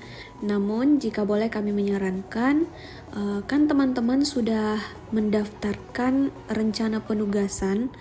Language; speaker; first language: Indonesian; native; Indonesian